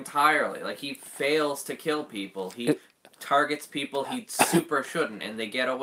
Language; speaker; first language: English; native; English